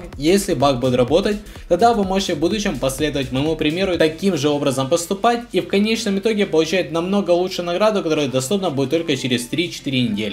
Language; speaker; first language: Russian; native; Russian